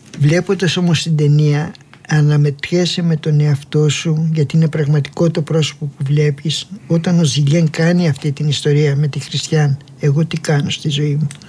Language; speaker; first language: Greek; native; Greek